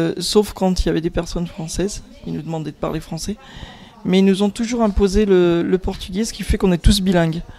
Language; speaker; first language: French; early bilingual, other home language; Portuguese